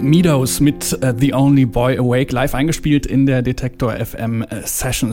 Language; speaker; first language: German; native; German